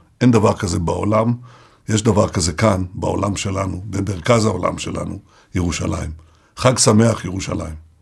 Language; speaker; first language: Hebrew; native; Hebrew